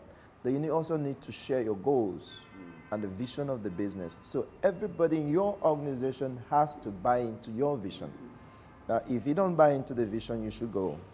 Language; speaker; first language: English; non-native, local second language; Igbo